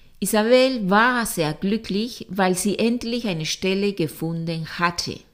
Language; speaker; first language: German; non-native, fluent; Spanish